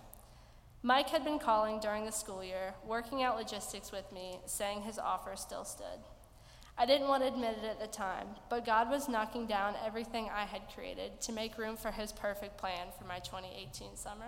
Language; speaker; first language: English; native; English